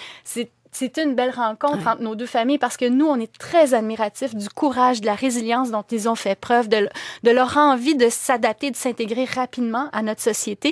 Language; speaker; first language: French; native; French